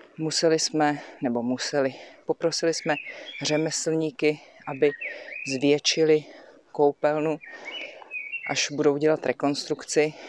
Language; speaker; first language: Czech; native; Czech